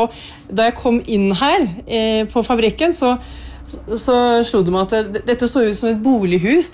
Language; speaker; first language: Norwegian; native; Norwegian